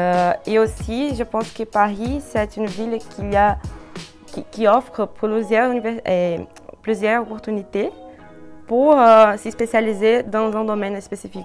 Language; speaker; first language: French; non-native, fluent; Portuguese